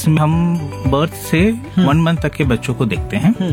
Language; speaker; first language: Hindi; native; Hindi